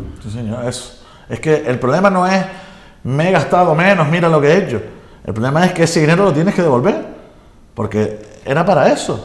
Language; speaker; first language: Spanish; native; Spanish